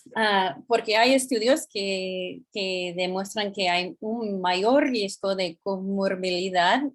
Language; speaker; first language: Spanish; non-native, fluent; English